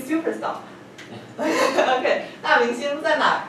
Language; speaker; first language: Chinese; non-native, fluent; English